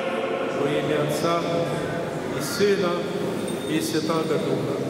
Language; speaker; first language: Russian; non-native, local second language; Ukrainian